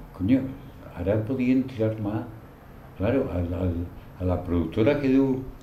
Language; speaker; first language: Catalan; non-native, local second language; Spanish